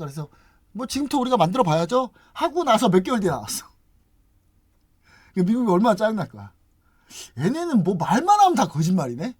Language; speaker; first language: Korean; native; Korean